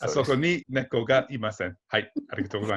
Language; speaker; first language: Japanese; non-native, fluent; English